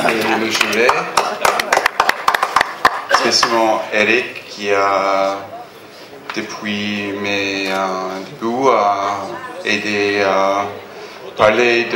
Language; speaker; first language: French; non-native, fluent; English